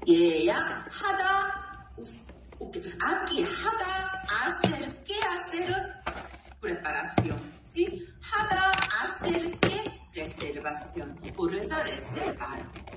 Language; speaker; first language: Spanish; non-native, learner; Korean